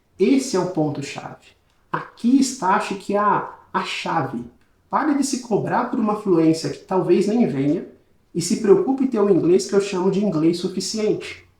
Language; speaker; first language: Portuguese; native; Portuguese